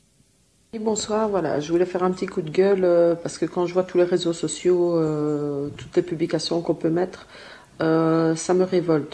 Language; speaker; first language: French; native; French